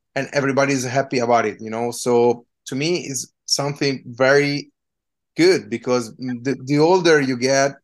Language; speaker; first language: English; non-native, fluent; Italian